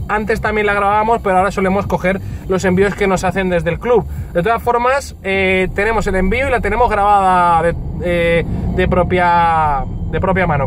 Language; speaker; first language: Spanish; native; Spanish